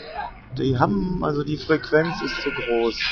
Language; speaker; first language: German; native; German